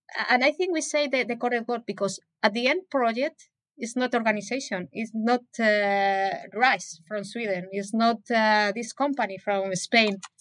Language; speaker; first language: English; non-native, fluent; Spanish